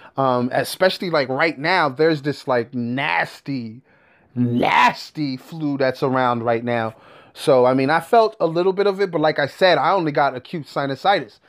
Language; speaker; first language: English; native; English